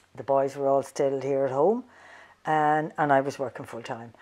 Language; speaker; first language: English; native; English